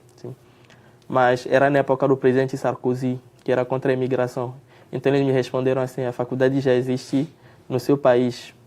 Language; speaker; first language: Portuguese; non-native, fluent; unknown